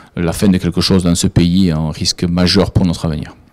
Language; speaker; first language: French; native; French